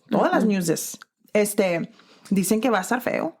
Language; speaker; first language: Spanish; early bilingual, heritage; Spanish